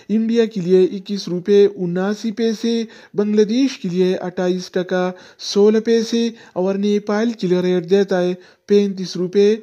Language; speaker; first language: Urdu; non-native, local second language; Pashto